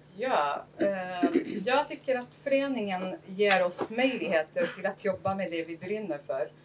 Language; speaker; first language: Swedish; non-native, fluent; Arabic